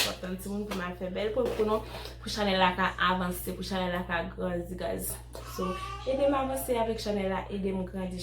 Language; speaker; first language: French; non-native, learner; Haitian Creole